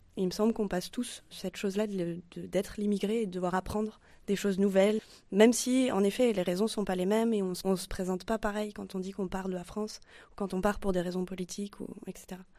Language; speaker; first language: French; native; French